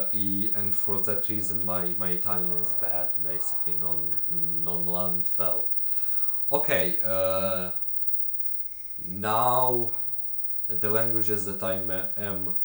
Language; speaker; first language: English; non-native, fluent; Ukrainian